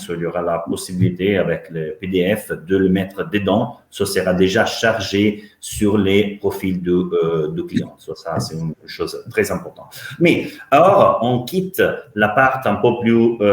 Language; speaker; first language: French; non-native, fluent; Italian